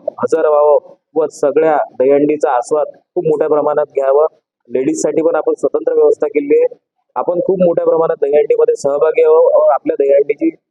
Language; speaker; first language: Marathi; native; Marathi